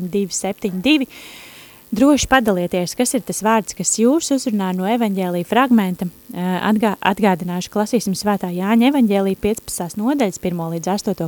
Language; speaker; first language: Latvian; native; Latvian